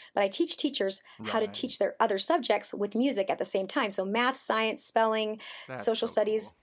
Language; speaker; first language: English; native; English